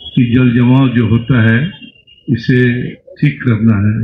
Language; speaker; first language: Hindi; non-native, local second language; Bangla